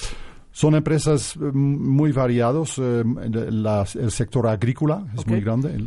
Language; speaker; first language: Spanish; non-native, fluent; Dutch